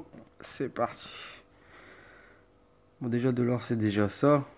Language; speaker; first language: French; native; French